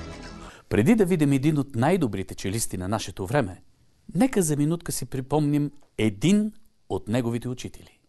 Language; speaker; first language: Bulgarian; native; Bulgarian